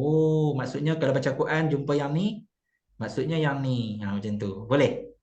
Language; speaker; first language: Malay; native; Malay